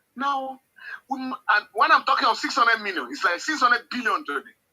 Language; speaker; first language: English; non-native, local second language; Yoruba